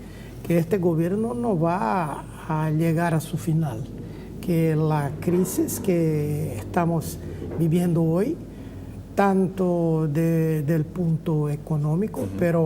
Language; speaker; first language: Spanish; non-native, fluent; Portuguese